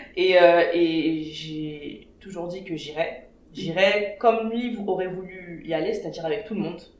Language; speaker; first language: French; early bilingual, other home language; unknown